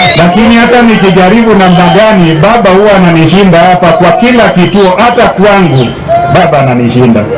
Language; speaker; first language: Swahili; non-native, local second language; Luo (Kenya and Tanzania)